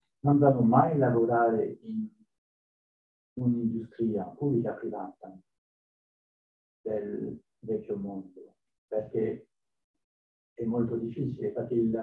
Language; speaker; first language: Italian; non-native, learner; French